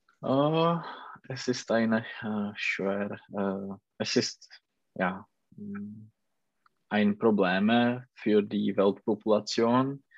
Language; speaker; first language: German; non-native, learner; Czech